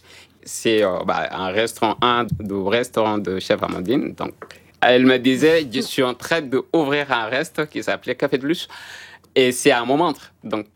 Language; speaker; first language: French; non-native, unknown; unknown